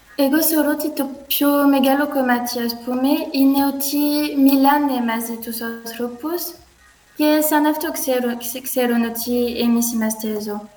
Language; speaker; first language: Greek; non-native, learner; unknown